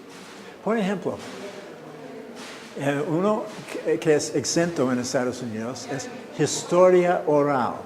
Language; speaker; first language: Spanish; non-native, fluent; English